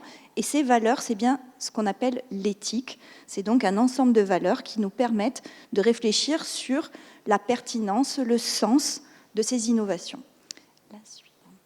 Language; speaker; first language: French; native; French